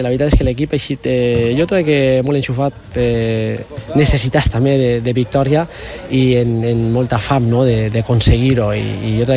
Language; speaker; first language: Catalan; native; Catalan